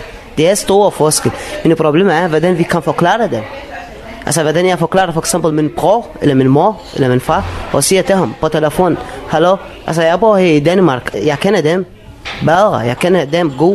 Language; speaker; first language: Danish; non-native, learner; Arabic